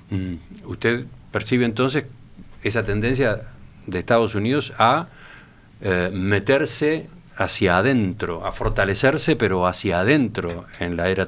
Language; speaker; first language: Spanish; native; Spanish